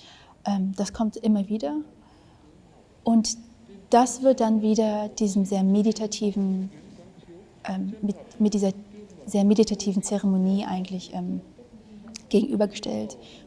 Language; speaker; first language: German; early bilingual, other home language; Vietnamese